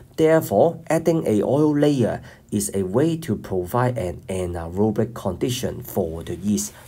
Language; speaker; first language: English; non-native, local second language; Cantonese